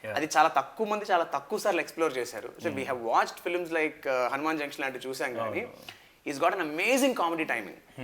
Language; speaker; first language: Telugu; native; Telugu